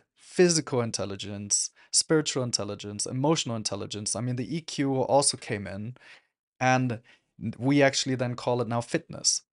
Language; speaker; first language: English; non-native, fluent; German